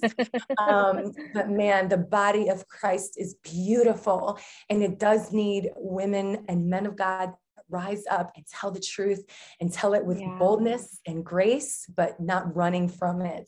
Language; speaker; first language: English; native; English